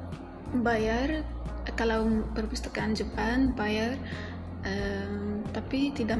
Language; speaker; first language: Indonesian; non-native, learner; Arabic